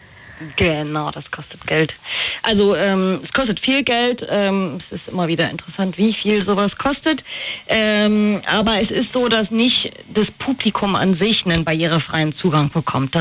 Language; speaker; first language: German; native; German